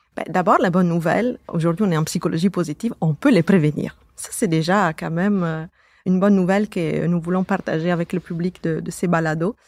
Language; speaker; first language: French; native; French